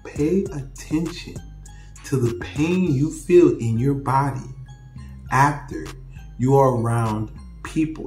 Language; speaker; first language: English; native; English